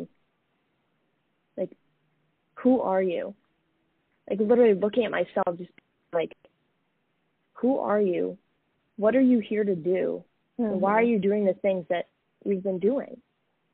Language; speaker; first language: English; native; English